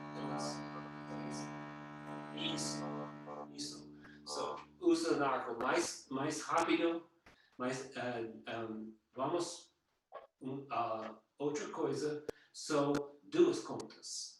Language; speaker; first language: Portuguese; non-native, learner; English